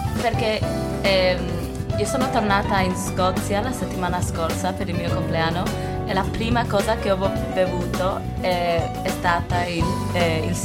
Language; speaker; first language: Italian; non-native, fluent; English